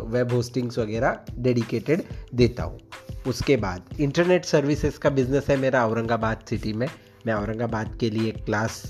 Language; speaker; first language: Hindi; non-native, local second language; Marathi